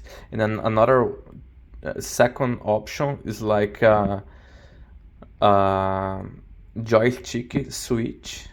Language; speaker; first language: English; non-native, learner; Portuguese